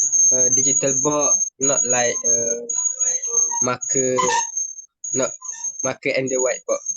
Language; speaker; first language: English; non-native, learner; Malay